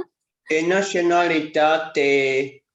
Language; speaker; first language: Romanian; non-native, learner; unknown